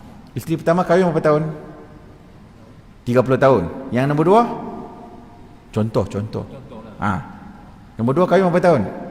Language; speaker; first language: Malay; native; Malay